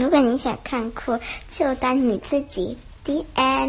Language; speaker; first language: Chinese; early bilingual, heritage; Chinese